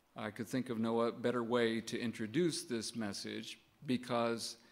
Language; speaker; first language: English; native; English